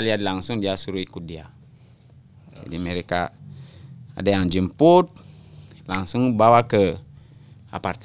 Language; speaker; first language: Indonesian; non-native, local second language; French